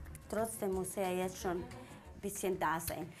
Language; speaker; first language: German; non-native, learner; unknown